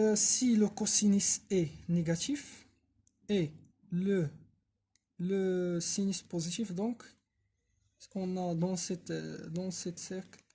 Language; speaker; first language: French; non-native, local second language; Arabic